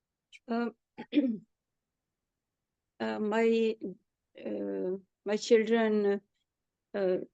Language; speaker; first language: English; non-native, learner; Urdu